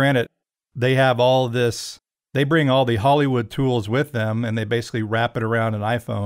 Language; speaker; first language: English; native; English